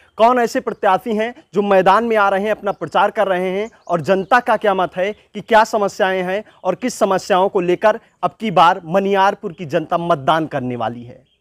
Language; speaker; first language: Hindi; native; Hindi